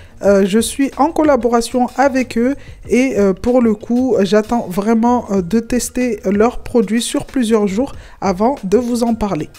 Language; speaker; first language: French; non-native, local second language; Comorian